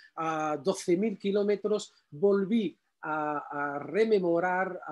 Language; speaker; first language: Spanish; non-native, fluent; Arabic